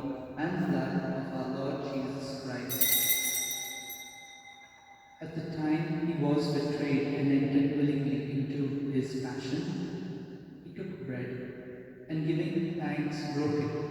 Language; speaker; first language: English; non-native, local second language; Konkani